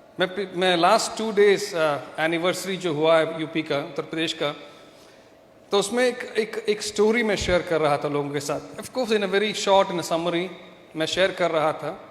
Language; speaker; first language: Hindi; non-native, local second language; Malayalam